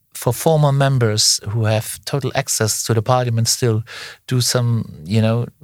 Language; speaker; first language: English; non-native, fluent; Luxembourgish